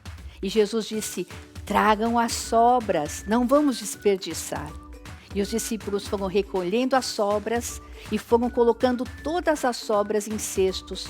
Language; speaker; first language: Portuguese; native; Portuguese